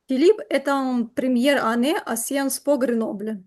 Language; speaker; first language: French; non-native, learner; Ukrainian